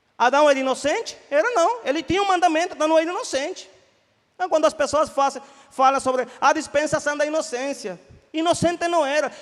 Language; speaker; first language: Portuguese; non-native, fluent; Spanish